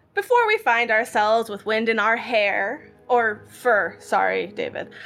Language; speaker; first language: English; non-native, fluent; Hebrew